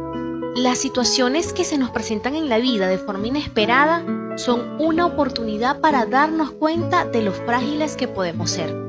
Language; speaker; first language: Spanish; native; Spanish